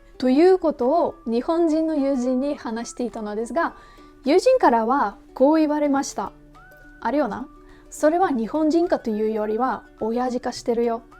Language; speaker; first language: Japanese; non-native, fluent; Russian